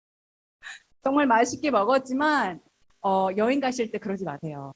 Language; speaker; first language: Korean; early bilingual, heritage; Korean